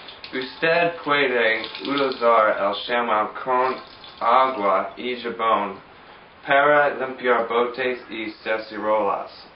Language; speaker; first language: Spanish; non-native, learner; English